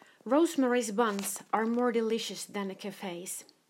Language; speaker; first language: English; non-native, fluent; Finnish